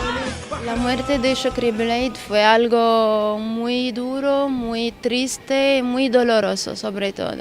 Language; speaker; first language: Spanish; non-native, fluent; Arabic